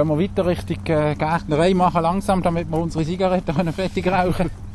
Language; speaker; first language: German; native; German